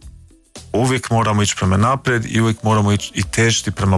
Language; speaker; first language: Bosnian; early bilingual, heritage; Croatian